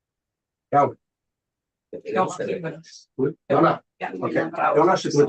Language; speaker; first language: Welsh; native; Welsh